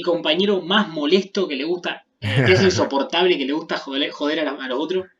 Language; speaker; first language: Spanish; native; Spanish